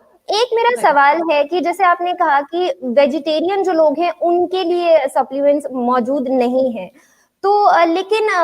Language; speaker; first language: Hindi; native; Hindi